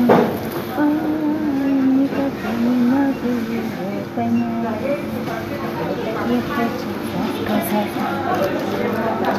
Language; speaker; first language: Russian; non-native, fluent; Tajik